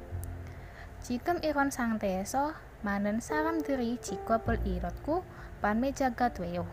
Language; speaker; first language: Korean; non-native, learner; Indonesian